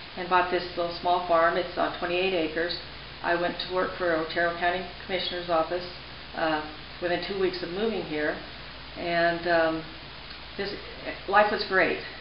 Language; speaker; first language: English; native; English